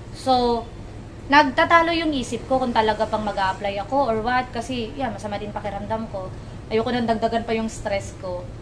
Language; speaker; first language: Filipino; non-native, local second language; Waray